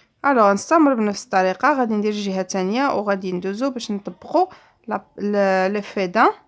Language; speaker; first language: Arabic; native; Arabic